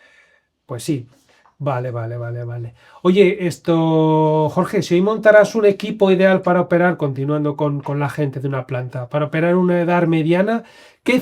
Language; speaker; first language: Spanish; native; Spanish